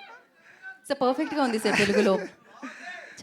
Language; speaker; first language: Telugu; native; Telugu